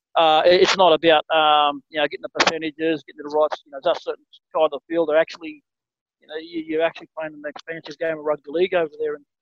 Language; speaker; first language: English; native; English